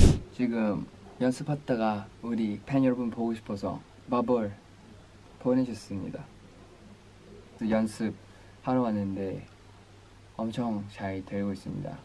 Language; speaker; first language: Korean; non-native, fluent; Thai